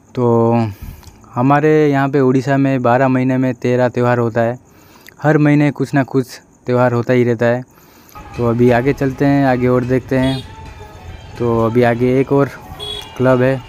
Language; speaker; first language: Hindi; non-native, local second language; Odia